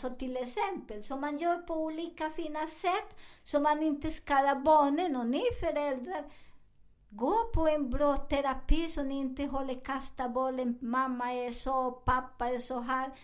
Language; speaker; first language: Swedish; non-native, fluent; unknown